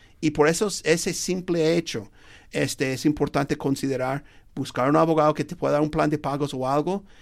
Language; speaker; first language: Spanish; non-native, fluent; English